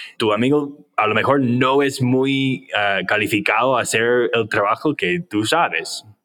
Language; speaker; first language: Spanish; non-native, fluent; English